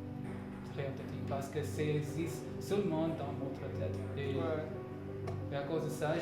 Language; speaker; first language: French; non-native, learner; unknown